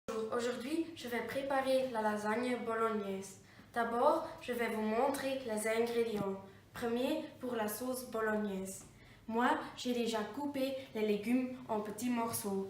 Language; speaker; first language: French; non-native, learner; Dutch